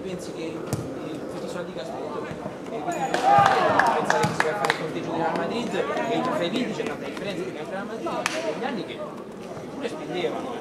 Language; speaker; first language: Italian; native; Italian